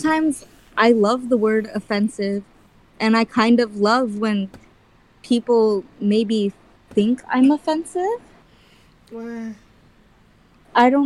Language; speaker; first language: English; early bilingual, other home language; Filipino